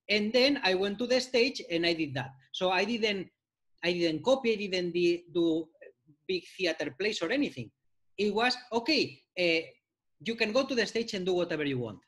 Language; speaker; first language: English; non-native, fluent; Spanish